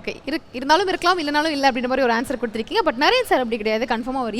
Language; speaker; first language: Tamil; native; Tamil